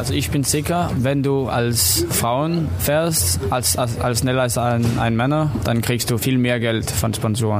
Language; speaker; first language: German; non-native, fluent; Danish